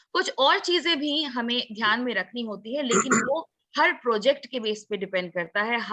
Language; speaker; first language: Hindi; non-native, local second language; Assamese